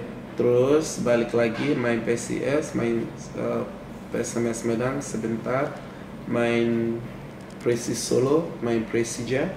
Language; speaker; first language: Indonesian; non-native, fluent; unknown